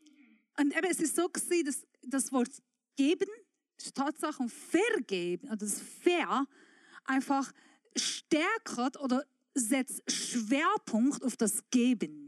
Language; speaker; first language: German; non-native, fluent; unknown